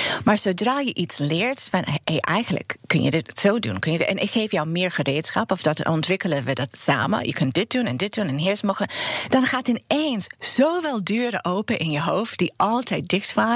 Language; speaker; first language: Dutch; non-native, fluent; English